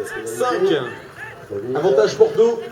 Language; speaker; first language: French; native; French